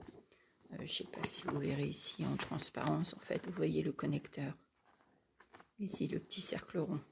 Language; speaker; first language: French; native; French